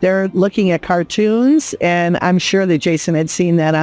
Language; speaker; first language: English; native; English